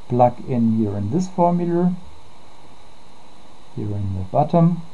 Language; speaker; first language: English; non-native, fluent; German